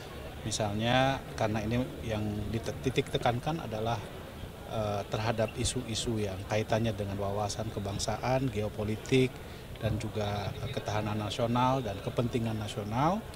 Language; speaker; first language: Indonesian; native; Indonesian